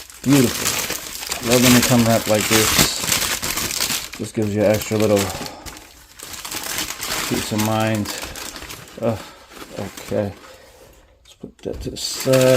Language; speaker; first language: English; native; English